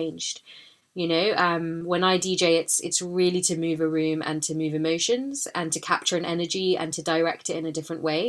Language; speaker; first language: English; native; English